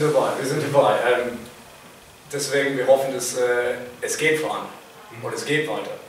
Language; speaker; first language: German; non-native, fluent; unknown